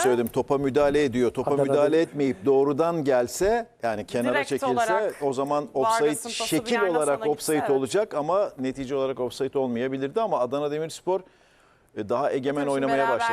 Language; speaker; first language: Turkish; native; Turkish